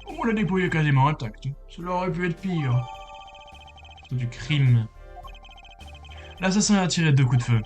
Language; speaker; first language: French; native; French